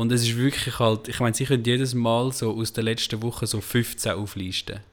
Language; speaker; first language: German; native; German